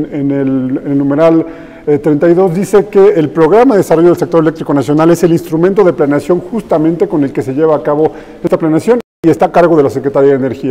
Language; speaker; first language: Spanish; native; Spanish